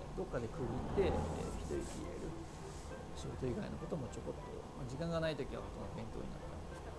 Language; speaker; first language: Japanese; native; Japanese